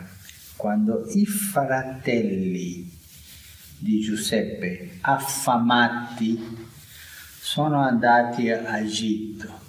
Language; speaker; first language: Italian; non-native, fluent; Spanish